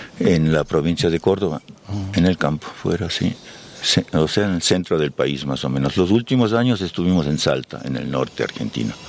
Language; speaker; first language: Spanish; early bilingual, other home language; German